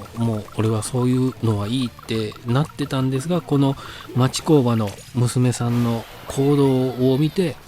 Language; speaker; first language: Japanese; native; Japanese